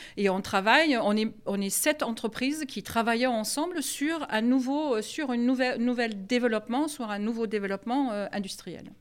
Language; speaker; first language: French; non-native, fluent; German